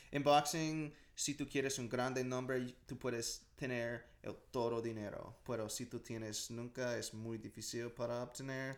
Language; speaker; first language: Spanish; non-native, learner; English